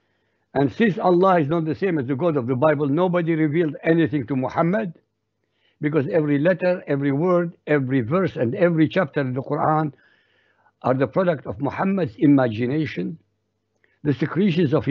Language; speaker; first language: English; non-native, fluent; Arabic